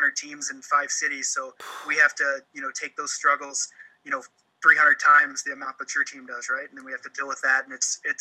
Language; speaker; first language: English; native; English